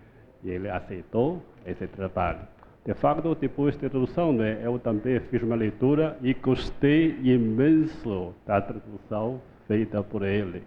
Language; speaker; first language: Portuguese; non-native, fluent; Chinese